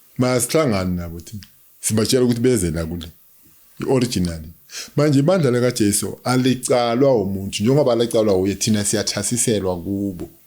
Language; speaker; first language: Zulu; native; Zulu